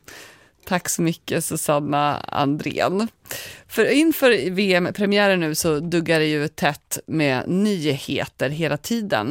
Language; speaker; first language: Swedish; native; Swedish